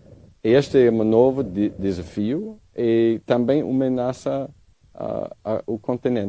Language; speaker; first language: Portuguese; non-native, learner; English